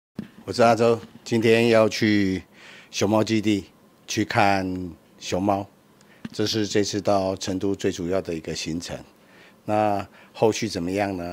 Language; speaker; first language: Chinese; native; Chinese